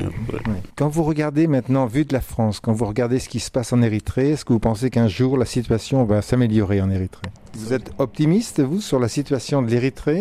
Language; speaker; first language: French; native; French